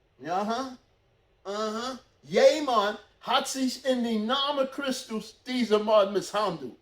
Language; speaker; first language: German; non-native, fluent; English